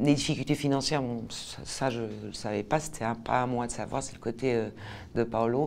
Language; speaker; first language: French; non-native, fluent; Portuguese